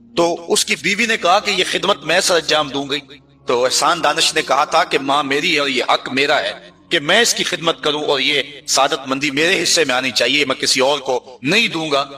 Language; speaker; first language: Urdu; non-native, local second language; Punjabi